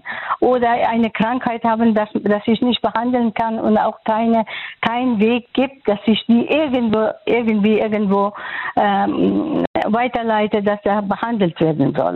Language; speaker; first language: German; non-native, fluent; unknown